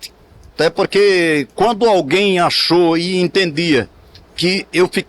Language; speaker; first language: Portuguese; native; Portuguese